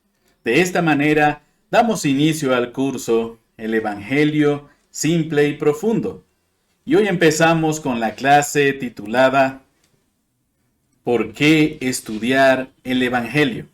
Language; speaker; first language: Spanish; non-native, fluent; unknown